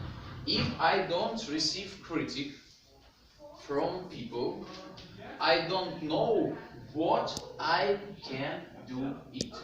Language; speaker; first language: English; non-native, learner; Russian